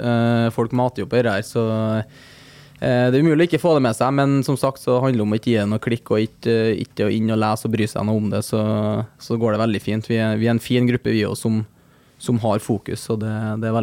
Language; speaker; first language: Norwegian; native; Norwegian